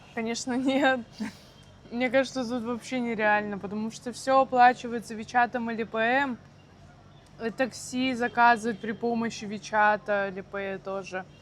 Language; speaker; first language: Russian; native; Russian